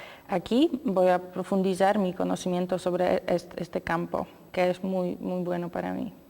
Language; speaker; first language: Spanish; non-native, learner; Polish